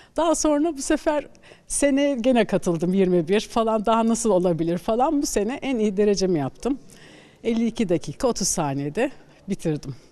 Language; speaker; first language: Turkish; native; Turkish